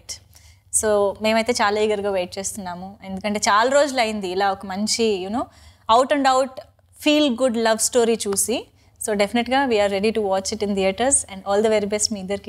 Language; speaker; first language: Telugu; native; Telugu